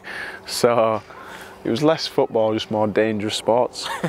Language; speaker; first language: English; native; English